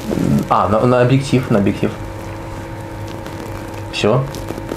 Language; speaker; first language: Russian; native; Russian